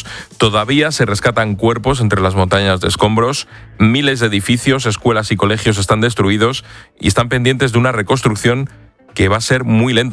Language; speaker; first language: Spanish; native; Spanish